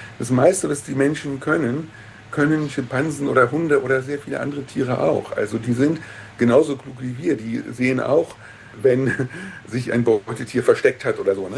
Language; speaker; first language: German; native; German